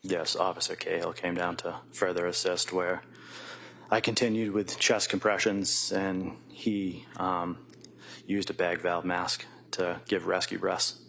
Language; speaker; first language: English; native; English